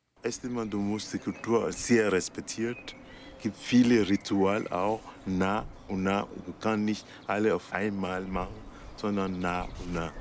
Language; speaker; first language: German; non-native, learner; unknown